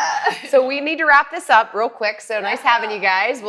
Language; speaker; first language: English; native; English